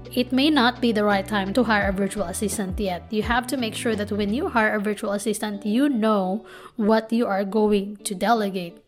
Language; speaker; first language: English; non-native, local second language; Filipino